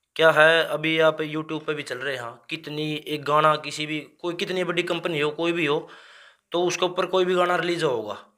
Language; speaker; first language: Hindi; native; Hindi